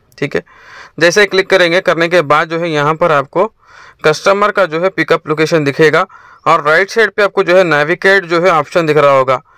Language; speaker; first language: Hindi; native; Hindi